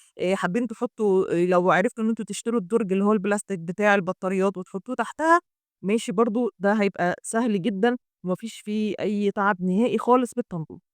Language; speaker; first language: Egyptian Arabic; native; Egyptian Arabic